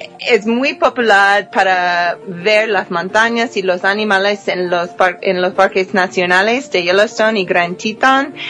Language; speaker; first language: Spanish; non-native, fluent; English